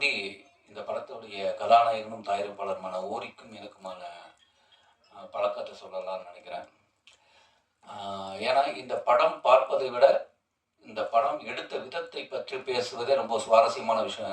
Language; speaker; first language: Tamil; native; Tamil